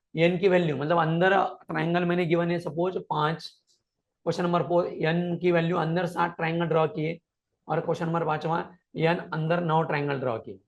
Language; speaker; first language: Hindi; non-native, local second language; Marathi